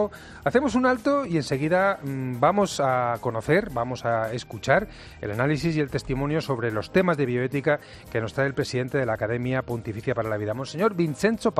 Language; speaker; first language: Spanish; native; Spanish